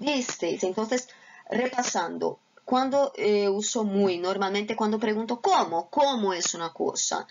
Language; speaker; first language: Spanish; non-native, fluent; Portuguese